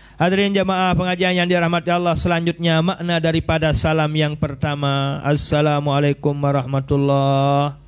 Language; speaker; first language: Malay; non-native, local second language; Sasak